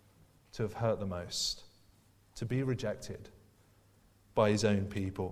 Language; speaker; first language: English; native; English